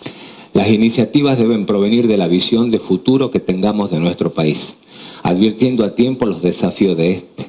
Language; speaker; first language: Spanish; native; Spanish